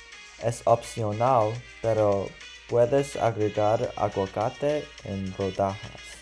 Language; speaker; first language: Spanish; non-native, learner; English